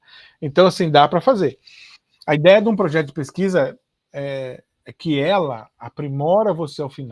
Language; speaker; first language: Portuguese; native; Portuguese